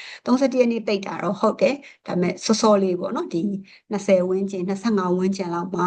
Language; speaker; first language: Burmese; native; Burmese